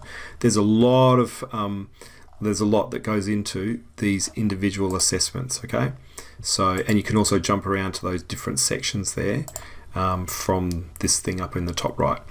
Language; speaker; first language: English; native; English